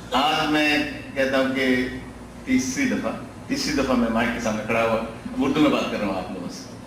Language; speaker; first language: Urdu; non-native, fluent; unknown